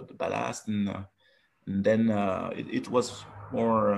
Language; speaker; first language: English; non-native, fluent; French